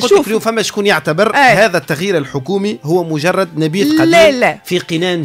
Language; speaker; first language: Arabic; native; Arabic